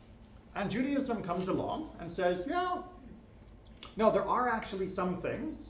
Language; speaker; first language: English; native; English